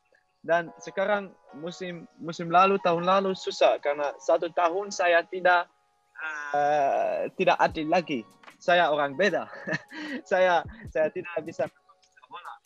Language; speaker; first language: Indonesian; non-native, learner; Dutch